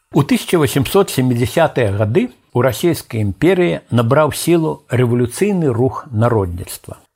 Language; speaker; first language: Belarusian; native; Belarusian